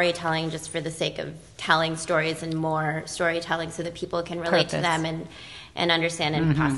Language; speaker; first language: English; non-native, local second language; Filipino